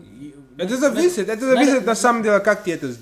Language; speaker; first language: Russian; non-native, learner; English